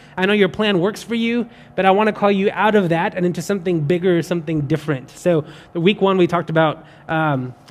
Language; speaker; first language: English; native; English